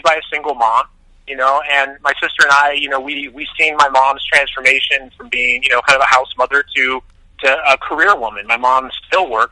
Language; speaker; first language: English; native; English